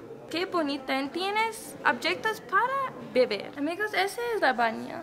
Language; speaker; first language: Spanish; non-native, learner; English